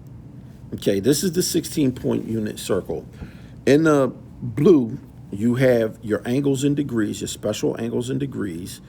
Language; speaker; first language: English; native; English